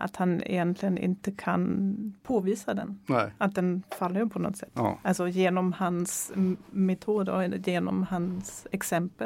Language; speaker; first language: Swedish; non-native, fluent; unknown